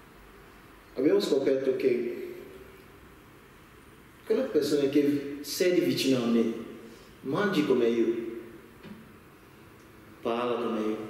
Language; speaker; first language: Italian; non-native, learner; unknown